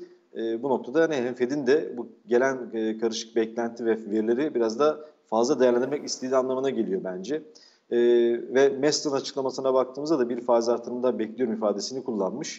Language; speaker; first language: Turkish; native; Turkish